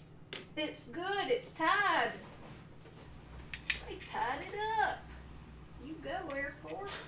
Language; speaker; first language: English; native; English